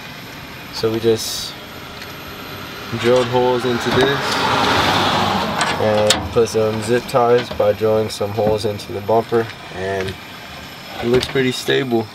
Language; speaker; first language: English; native; English